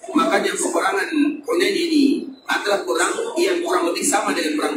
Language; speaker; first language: Indonesian; native; Indonesian